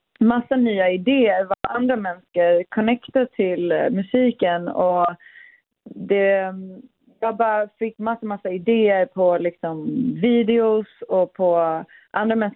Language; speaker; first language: Swedish; early bilingual, other home language; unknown